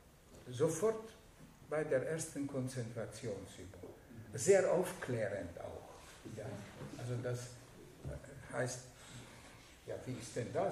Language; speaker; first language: German; non-native, fluent; Hungarian